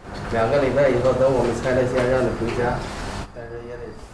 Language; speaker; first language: Chinese; native; Chinese